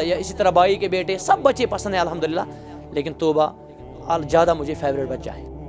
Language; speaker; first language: Hindi; non-native, local second language; Kashmiri